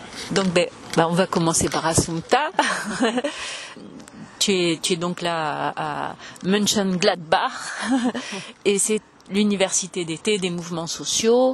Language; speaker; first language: French; native; French